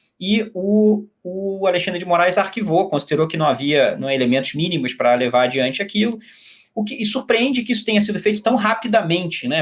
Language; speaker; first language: Portuguese; native; Portuguese